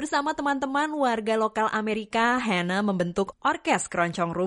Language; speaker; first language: Indonesian; native; Indonesian